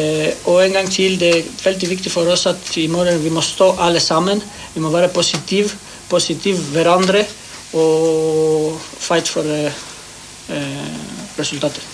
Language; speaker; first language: Norwegian; non-native, learner; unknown